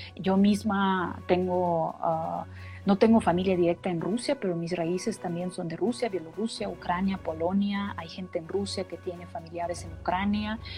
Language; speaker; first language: Spanish; non-native, fluent; Russian